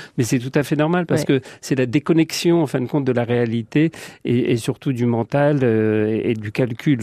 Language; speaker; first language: French; native; French